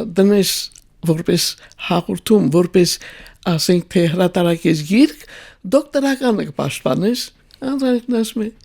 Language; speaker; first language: Armenian; native; Armenian